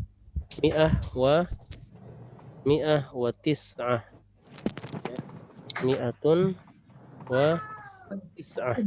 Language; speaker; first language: Arabic; non-native, learner; Indonesian